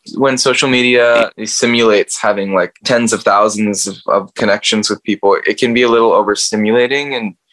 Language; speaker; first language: English; native; English